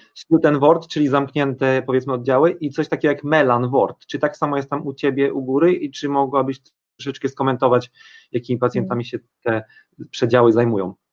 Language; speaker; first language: Polish; native; Polish